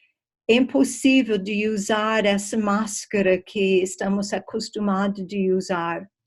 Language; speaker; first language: Portuguese; non-native, fluent; English